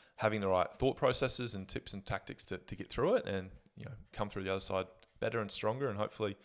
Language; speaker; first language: English; native; English